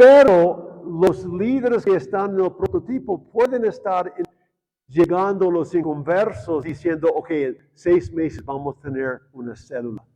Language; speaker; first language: Spanish; non-native, fluent; English